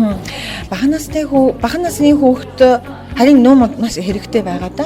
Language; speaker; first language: Mongolian; non-native, fluent; Japanese